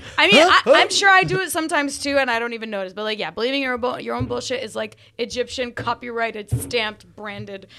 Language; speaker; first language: English; early bilingual, other home language; Arabic